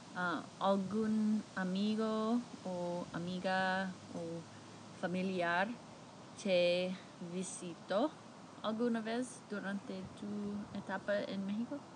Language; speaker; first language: Spanish; non-native, learner; English